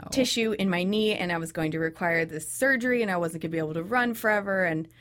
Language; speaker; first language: English; native; English